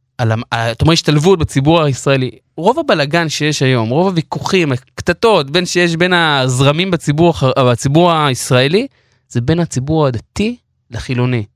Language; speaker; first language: Hebrew; non-native, local second language; Yiddish